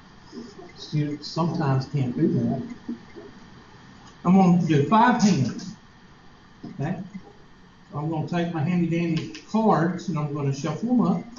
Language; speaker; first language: English; native; English